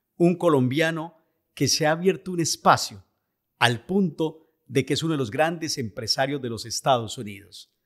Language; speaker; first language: Spanish; native; Spanish